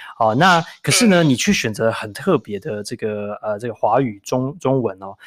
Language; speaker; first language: Chinese; native; Chinese